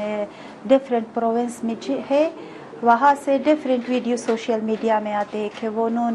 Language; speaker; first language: Hindi; non-native, fluent; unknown